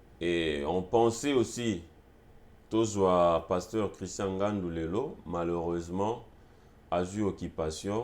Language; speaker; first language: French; non-native, local second language; Lingala